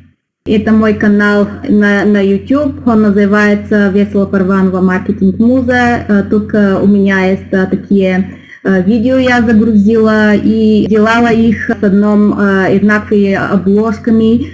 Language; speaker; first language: Russian; non-native, learner; Bulgarian